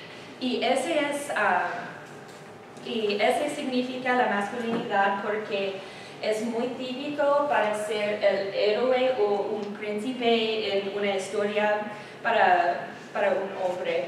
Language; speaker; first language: Spanish; non-native, learner; English